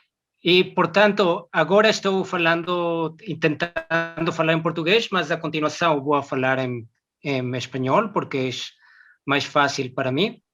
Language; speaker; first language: Portuguese; non-native, learner; Spanish